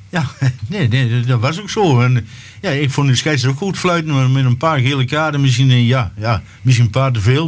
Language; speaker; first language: Dutch; native; Dutch